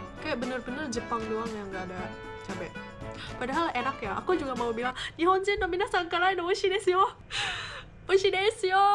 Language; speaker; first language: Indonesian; non-native, fluent; Japanese